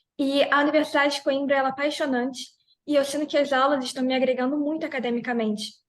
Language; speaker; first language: Portuguese; native; Portuguese